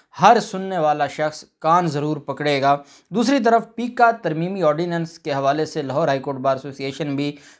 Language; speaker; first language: Urdu; non-native, local second language; Punjabi